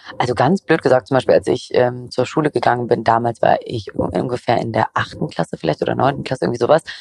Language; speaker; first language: German; early bilingual, other home language; Greek